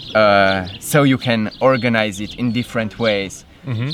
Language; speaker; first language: English; non-native, fluent; Romanian